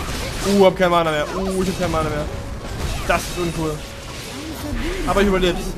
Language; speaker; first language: German; native; German